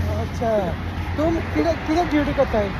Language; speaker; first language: Hindi; non-native, learner; Bangla